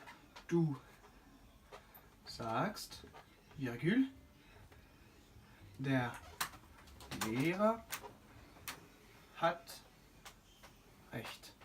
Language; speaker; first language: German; non-native, fluent; French